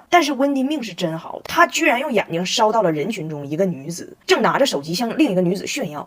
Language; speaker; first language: Chinese; native; Chinese